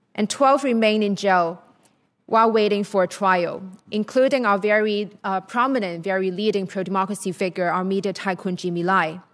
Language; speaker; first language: English; non-native, local second language; Cantonese